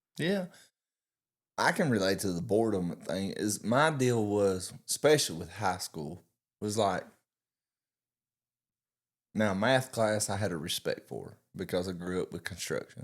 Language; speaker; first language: English; native; English